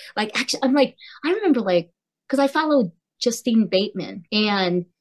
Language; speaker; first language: English; early bilingual, heritage; Korean